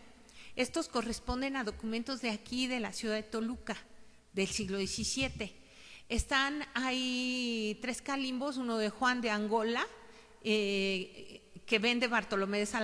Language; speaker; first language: Spanish; native; Spanish